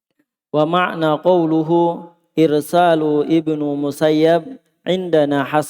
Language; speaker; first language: Arabic; non-native, learner; Indonesian